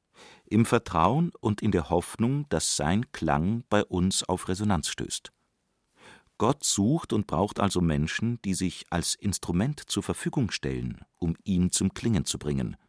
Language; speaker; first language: German; native; German